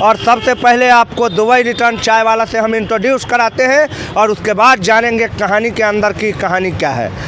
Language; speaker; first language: Hindi; native; Hindi